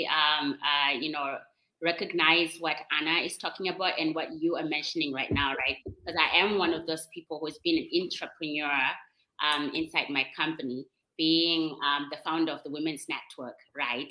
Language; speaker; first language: English; non-native, local second language; Shona